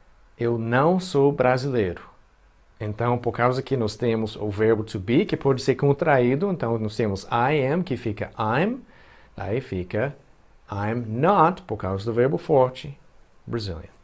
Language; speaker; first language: Portuguese; non-native, fluent; English